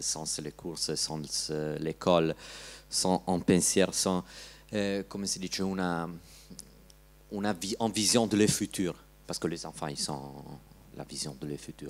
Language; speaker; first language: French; non-native, learner; Italian